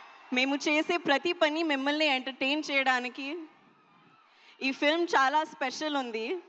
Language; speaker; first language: Telugu; non-native, learner; Hindi